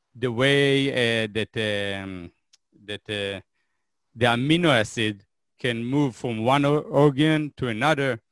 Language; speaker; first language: English; non-native, fluent; Hebrew